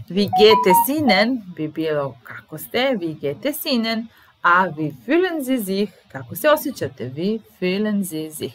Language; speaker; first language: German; non-native, fluent; Serbian